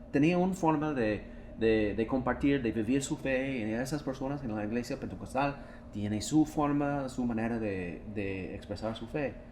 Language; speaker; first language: Spanish; non-native, fluent; English